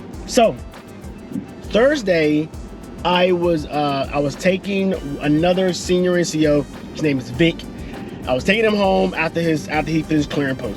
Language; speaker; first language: English; native; English